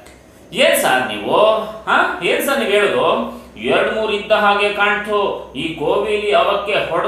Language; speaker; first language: Kannada; native; Kannada